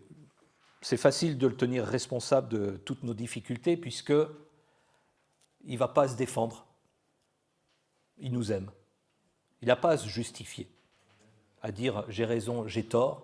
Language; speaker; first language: French; native; French